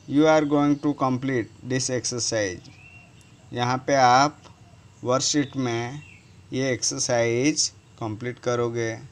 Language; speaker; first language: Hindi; non-native, local second language; Gujarati